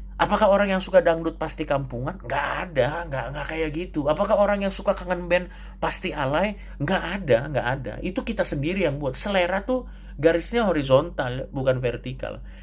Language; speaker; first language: Indonesian; native; Indonesian